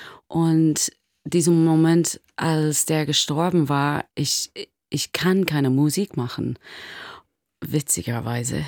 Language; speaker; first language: German; non-native, learner; English